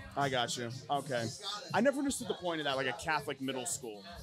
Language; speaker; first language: English; native; English